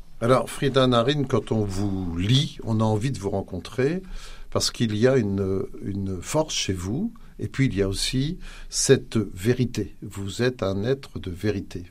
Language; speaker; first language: French; native; French